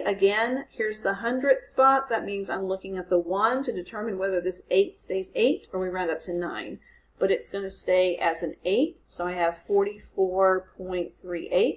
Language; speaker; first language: English; native; English